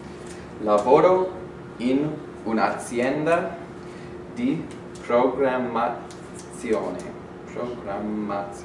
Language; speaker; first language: Italian; non-native, learner; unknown